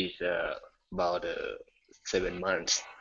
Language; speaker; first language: English; non-native, learner; Thai